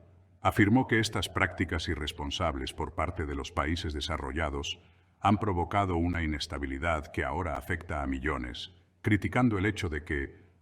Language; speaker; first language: Spanish; native; Spanish